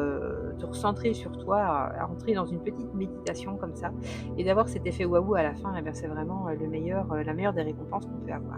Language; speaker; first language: French; native; French